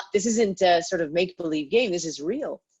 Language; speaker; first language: English; native; English